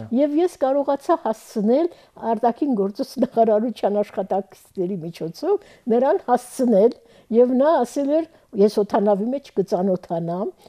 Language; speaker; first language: Armenian; early bilingual, heritage; Armenian